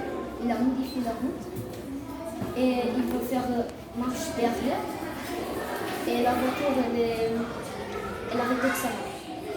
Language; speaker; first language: French; non-native, learner; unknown